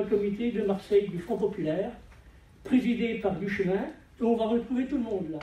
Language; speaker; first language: French; native; French